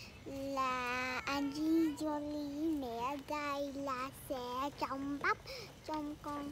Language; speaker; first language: Vietnamese; early bilingual, heritage; Vietnamese